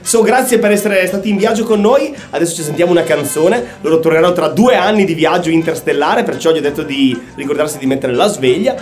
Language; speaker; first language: Italian; native; Italian